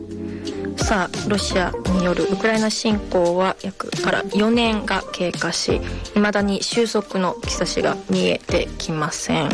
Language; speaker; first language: Japanese; native; Japanese